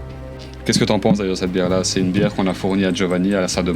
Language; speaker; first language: French; native; French